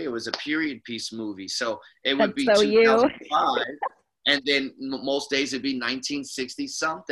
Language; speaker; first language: English; native; English